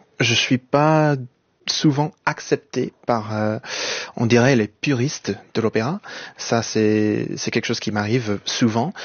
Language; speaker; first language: French; non-native, fluent; English